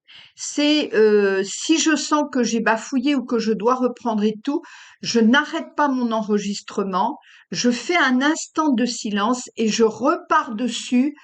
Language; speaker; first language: French; native; French